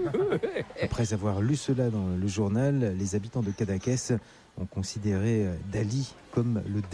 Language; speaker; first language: French; native; French